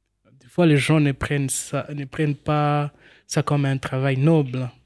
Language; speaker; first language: French; non-native, local second language; Swahili